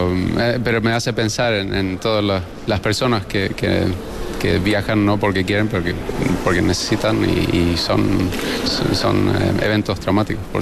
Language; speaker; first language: Spanish; early bilingual, heritage; Spanish